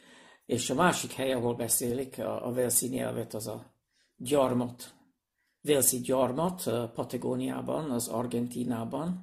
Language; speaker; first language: Hungarian; non-native, fluent; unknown